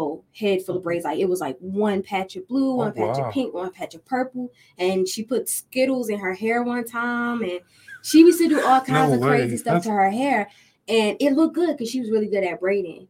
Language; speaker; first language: English; native; English